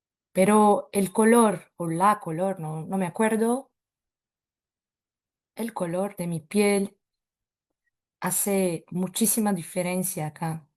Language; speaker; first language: Spanish; non-native, fluent; Portuguese